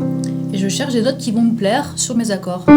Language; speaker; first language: French; native; French